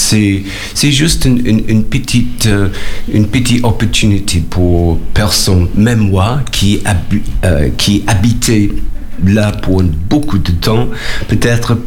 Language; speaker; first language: French; non-native, learner; English